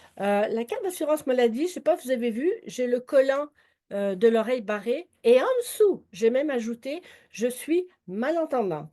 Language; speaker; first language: French; native; French